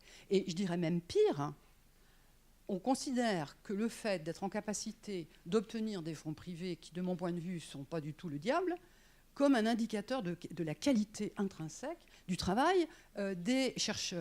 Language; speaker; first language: French; native; French